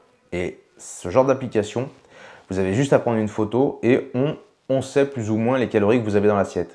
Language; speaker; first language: French; native; French